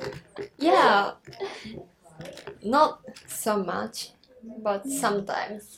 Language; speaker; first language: English; non-native, learner; Japanese